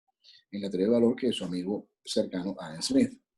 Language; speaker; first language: Spanish; native; Spanish